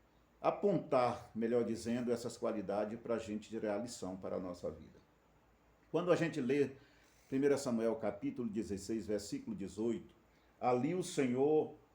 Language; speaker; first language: Portuguese; native; Portuguese